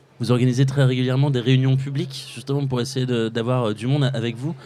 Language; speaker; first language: French; native; French